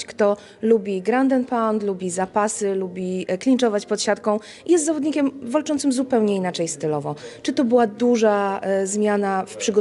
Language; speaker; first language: Polish; native; Polish